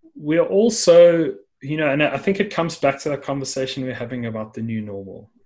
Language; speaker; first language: English; native; English